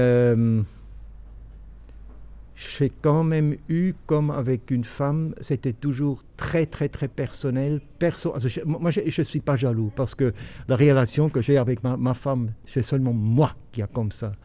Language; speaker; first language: French; non-native, local second language; German